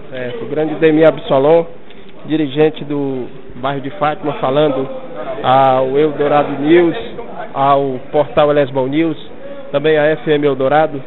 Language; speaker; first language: Portuguese; native; Portuguese